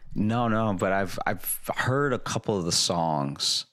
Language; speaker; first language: English; native; English